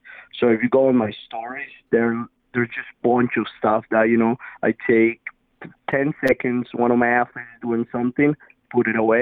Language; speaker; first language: English; non-native, fluent; Spanish